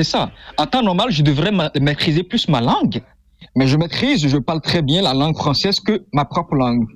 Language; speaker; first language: French; non-native, local second language; Fon